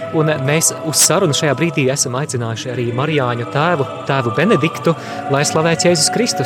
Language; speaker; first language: Latvian; native; Latvian